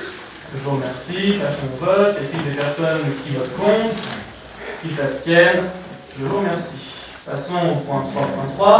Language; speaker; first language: French; native; French